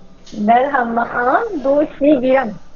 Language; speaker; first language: Persian; non-native, learner; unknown